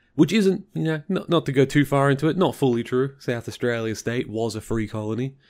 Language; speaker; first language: English; native; English